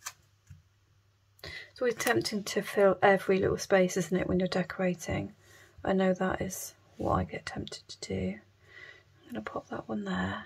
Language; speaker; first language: English; native; English